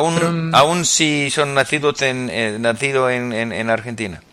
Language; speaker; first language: Spanish; non-native, fluent; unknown